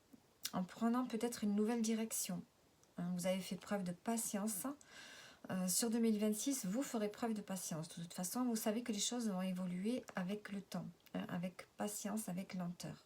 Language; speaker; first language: French; native; French